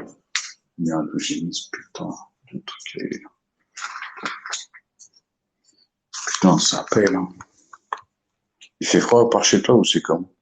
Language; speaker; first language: French; native; French